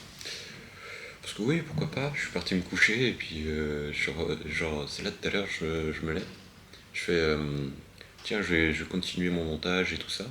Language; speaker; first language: French; native; French